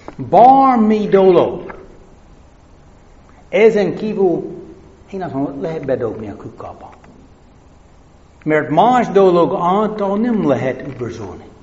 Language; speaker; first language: Hungarian; non-native, fluent; English